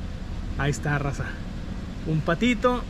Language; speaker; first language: Spanish; native; Spanish